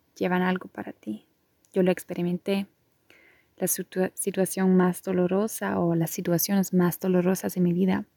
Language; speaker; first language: Spanish; non-native, fluent; German